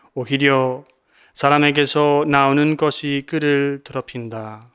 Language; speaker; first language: Korean; non-native, fluent; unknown